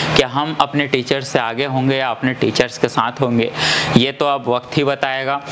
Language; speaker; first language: Hindi; native; Hindi